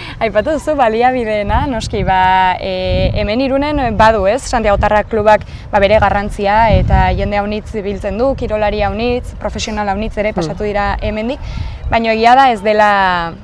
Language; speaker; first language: Basque; native; Basque